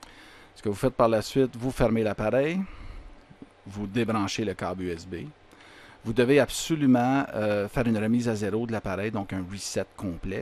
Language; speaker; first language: French; native; French